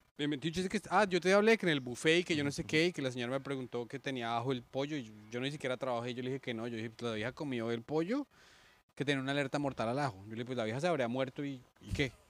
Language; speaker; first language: Spanish; native; Spanish